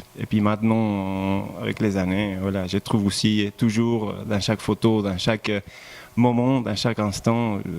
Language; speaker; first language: French; non-native, fluent; Spanish